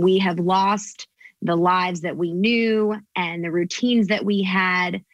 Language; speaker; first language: English; native; English